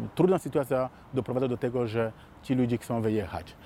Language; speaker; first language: Polish; non-native, fluent; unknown